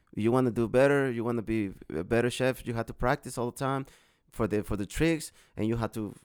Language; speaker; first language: English; non-native, learner; Spanish